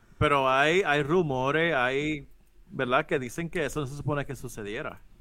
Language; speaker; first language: Spanish; native; Spanish